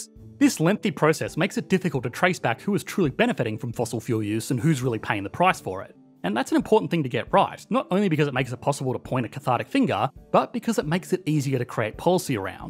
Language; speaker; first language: English; native; English